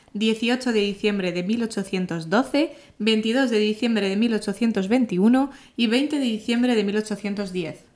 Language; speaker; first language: Spanish; early bilingual, other home language; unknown